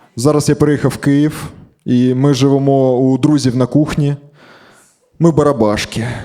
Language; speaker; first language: Ukrainian; native; Ukrainian